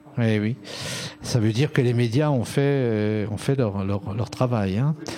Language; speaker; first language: French; native; French